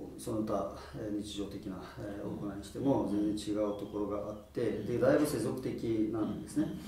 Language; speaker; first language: Japanese; non-native, fluent; Uyghur